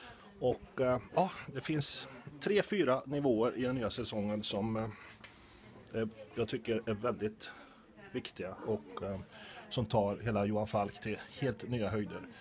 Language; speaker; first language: Swedish; native; Swedish